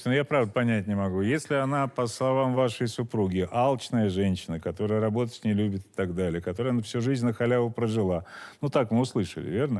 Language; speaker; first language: Russian; native; Russian